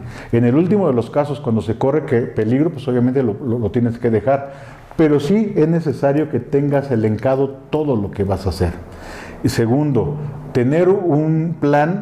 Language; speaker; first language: Spanish; native; Spanish